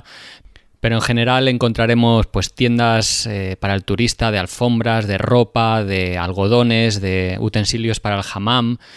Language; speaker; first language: Spanish; native; Spanish